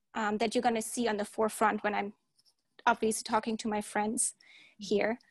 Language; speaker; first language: English; early bilingual, heritage; German